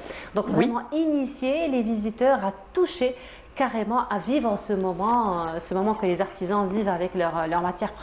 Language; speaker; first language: French; native; French